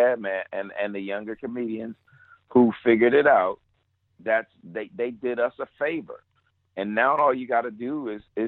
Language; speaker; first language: English; native; English